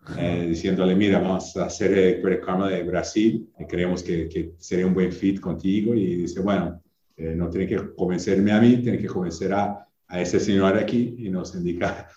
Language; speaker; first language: Spanish; non-native, fluent; English